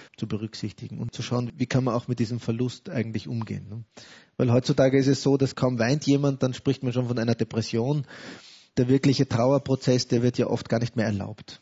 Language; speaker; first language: German; native; German